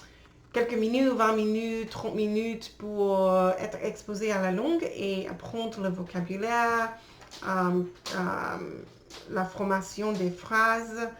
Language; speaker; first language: French; non-native, learner; English